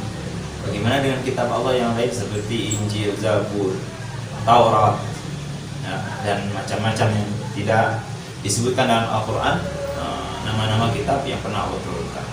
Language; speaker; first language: Indonesian; native; Indonesian